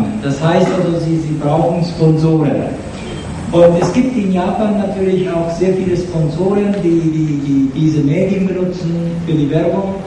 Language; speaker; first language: German; non-native, fluent; Japanese